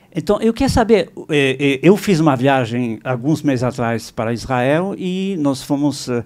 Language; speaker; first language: Portuguese; non-native, fluent; French